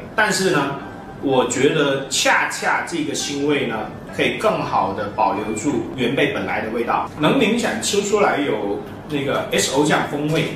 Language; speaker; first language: Chinese; native; Chinese